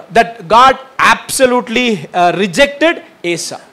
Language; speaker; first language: English; non-native, local second language; Tamil